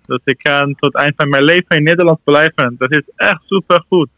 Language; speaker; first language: Dutch; non-native, learner; Persian